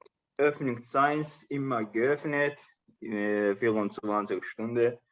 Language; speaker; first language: German; non-native, learner; Azerbaijani